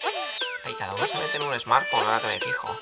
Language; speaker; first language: Spanish; native; Spanish